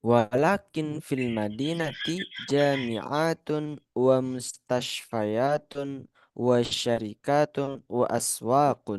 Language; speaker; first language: Arabic; non-native, fluent; Indonesian